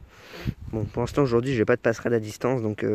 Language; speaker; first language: French; native; French